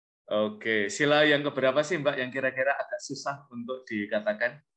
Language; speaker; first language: Indonesian; native; Indonesian